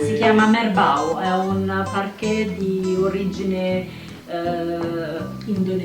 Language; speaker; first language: Italian; native; Italian